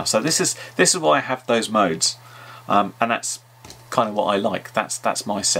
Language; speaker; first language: English; native; English